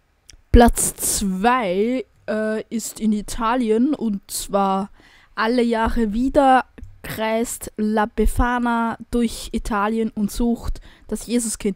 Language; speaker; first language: German; native; German